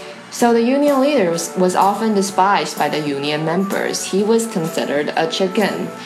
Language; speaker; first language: English; non-native, fluent; Chinese